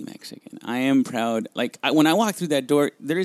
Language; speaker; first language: English; early bilingual, other home language; Spanish